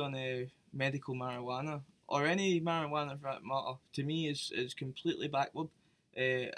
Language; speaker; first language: English; native; English